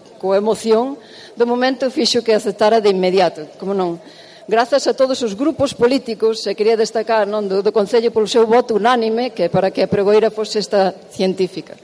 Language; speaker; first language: Galician; native; Galician